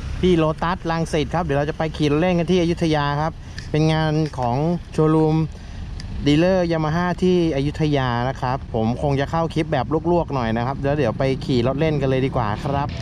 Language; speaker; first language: Thai; native; Thai